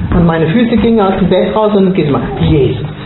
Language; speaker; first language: German; native; German